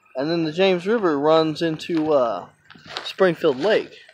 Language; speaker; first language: English; native; English